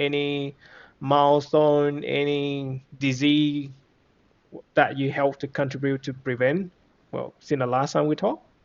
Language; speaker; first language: English; non-native, fluent; Vietnamese